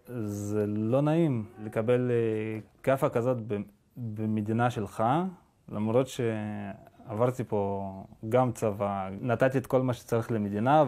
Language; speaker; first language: Hebrew; native; Hebrew